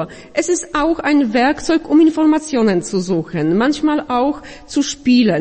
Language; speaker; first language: German; non-native, fluent; Polish